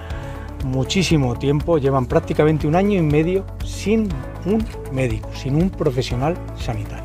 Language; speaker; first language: Spanish; native; Spanish